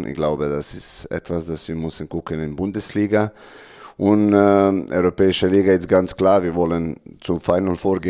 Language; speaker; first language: German; non-native, learner; Serbian